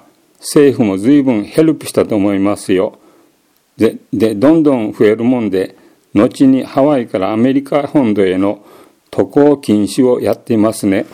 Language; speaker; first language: Japanese; native; Japanese